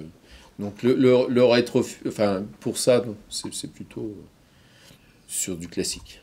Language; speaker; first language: French; native; French